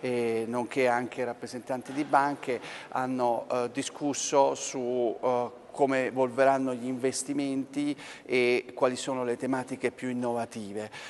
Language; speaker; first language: Italian; native; Italian